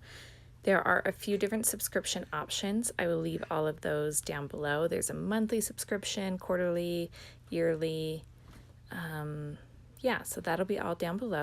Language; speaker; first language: English; native; English